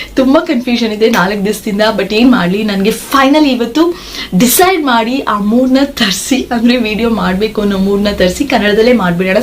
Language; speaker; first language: Kannada; non-native, local second language; Tulu